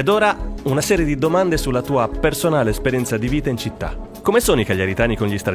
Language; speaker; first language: Italian; native; Italian